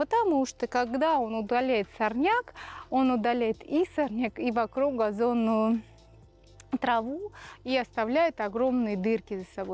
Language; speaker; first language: Russian; native; Russian